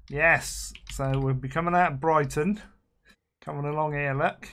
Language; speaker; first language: English; native; English